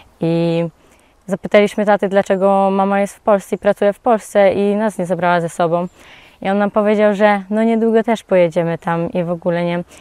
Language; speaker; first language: Polish; early bilingual, other home language; Ukrainian